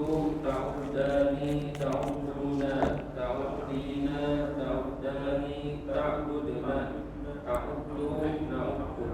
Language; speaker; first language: Arabic; non-native, learner; Indonesian